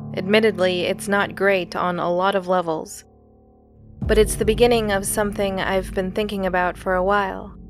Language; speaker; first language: English; early bilingual, other home language; Filipino